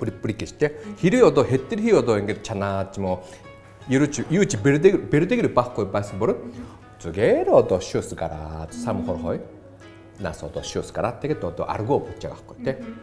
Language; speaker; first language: Mongolian; non-native, fluent; Japanese